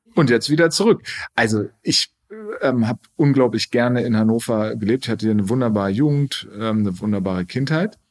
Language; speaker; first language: German; native; German